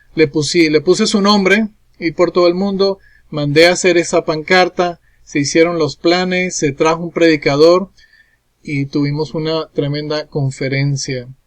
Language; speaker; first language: Spanish; native; Spanish